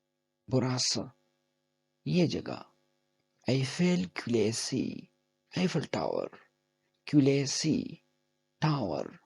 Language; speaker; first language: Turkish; non-native, fluent; Urdu